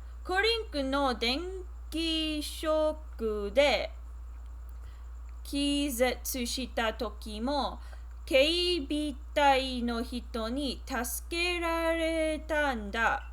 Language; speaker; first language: Japanese; non-native, learner; English